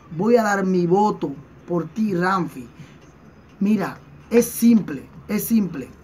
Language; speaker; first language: Spanish; native; Spanish